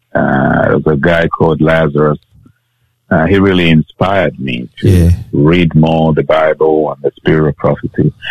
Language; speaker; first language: English; non-native, local second language; Bemba